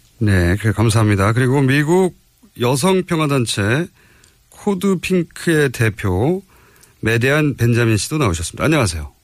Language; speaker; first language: Korean; native; Korean